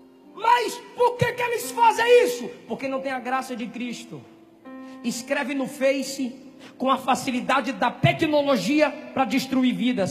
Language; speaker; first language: Portuguese; native; Portuguese